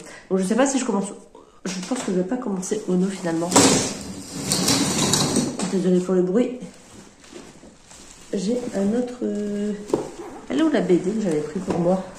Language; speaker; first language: French; native; French